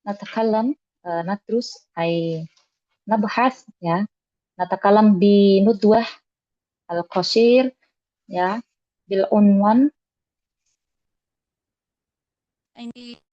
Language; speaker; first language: Arabic; non-native, learner; Indonesian